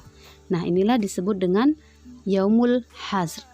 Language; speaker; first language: Indonesian; native; Indonesian